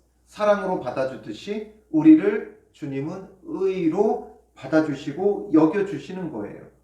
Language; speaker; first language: Korean; native; Korean